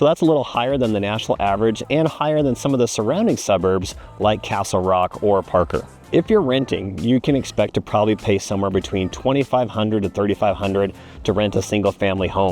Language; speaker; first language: English; native; English